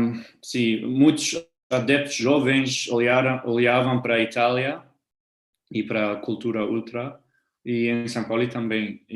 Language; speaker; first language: Portuguese; non-native, fluent; German